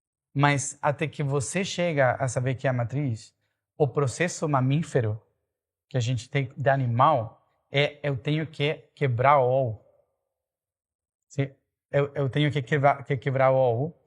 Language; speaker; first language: Portuguese; non-native, fluent; Spanish